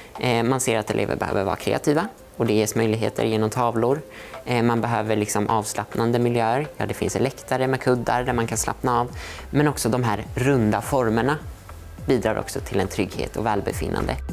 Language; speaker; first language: Swedish; native; Swedish